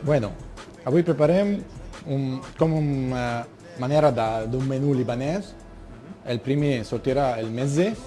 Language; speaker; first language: Catalan; non-native, learner; Arabic